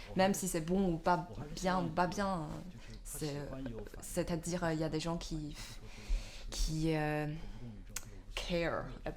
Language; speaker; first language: French; non-native, learner; Chinese